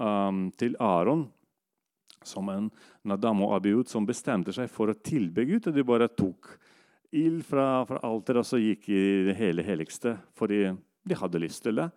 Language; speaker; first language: Norwegian; non-native, fluent; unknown